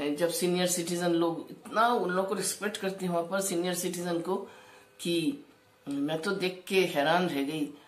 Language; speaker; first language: Hindi; non-native, local second language; Bangla